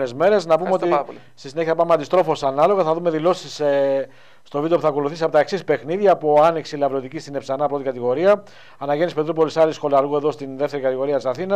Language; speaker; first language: Greek; native; Greek